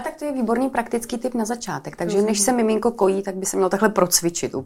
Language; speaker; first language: Czech; native; Czech